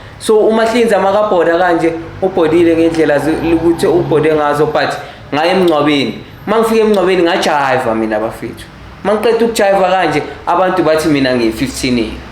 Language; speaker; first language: Zulu; native; Zulu